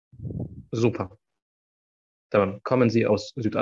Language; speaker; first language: German; non-native, fluent; Arabic